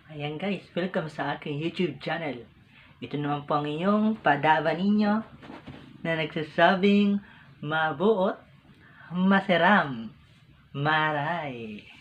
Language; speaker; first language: Filipino; non-native, local second language; Bikol